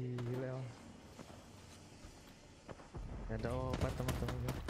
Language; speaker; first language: Indonesian; native; Indonesian